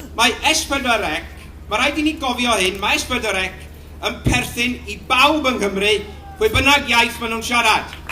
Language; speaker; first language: Welsh; native; Welsh